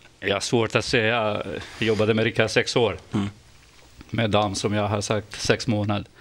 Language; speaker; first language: Swedish; non-native, fluent; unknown